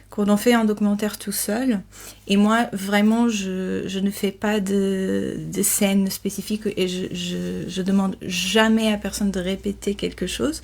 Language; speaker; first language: French; non-native, fluent; Portuguese